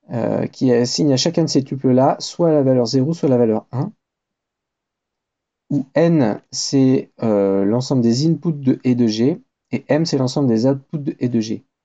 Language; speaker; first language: French; native; French